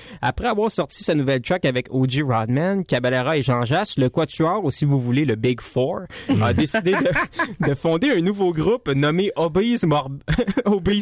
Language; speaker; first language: French; native; French